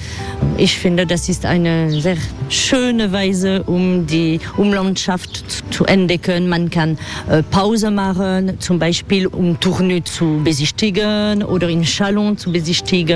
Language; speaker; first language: German; non-native, fluent; French